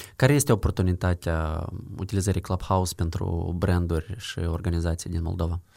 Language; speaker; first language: Romanian; native; Romanian